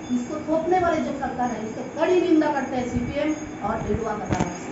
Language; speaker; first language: Hindi; non-native, local second language; Bangla